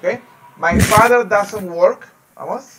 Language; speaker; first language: English; non-native, fluent; Spanish